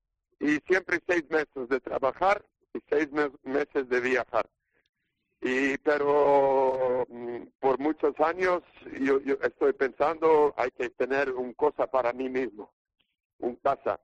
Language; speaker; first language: Spanish; non-native, learner; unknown